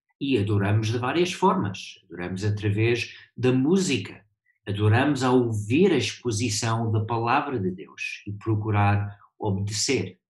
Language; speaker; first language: Portuguese; early bilingual, heritage; Portuguese